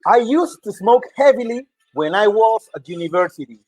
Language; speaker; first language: English; non-native, fluent; Spanish